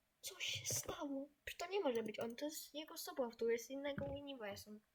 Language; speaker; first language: Polish; native; Polish